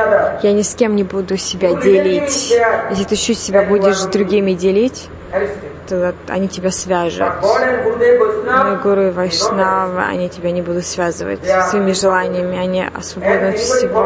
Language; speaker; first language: Russian; non-native, fluent; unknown